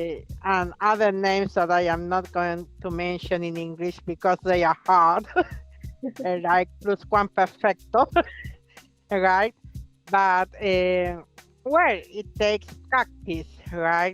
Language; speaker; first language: English; non-native, fluent; Spanish